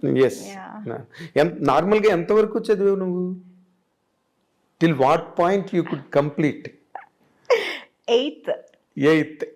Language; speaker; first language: Telugu; native; Telugu